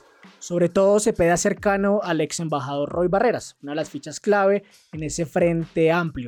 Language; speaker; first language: Spanish; native; Spanish